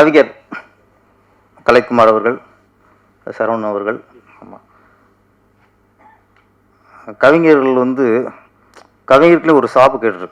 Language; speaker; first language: Tamil; native; Tamil